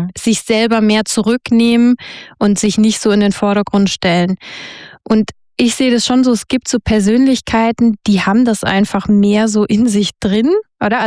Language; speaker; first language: German; native; German